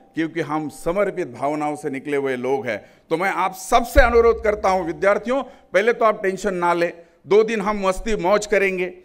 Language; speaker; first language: Hindi; non-native, local second language; Marathi